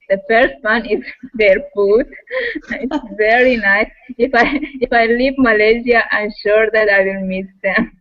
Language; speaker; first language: English; non-native, learner; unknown